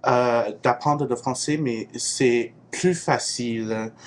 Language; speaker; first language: French; non-native, fluent; English